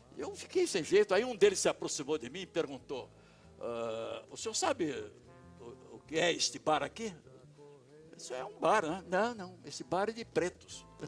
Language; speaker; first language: Portuguese; native; Portuguese